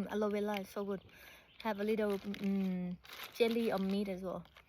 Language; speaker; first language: English; non-native, learner; Thai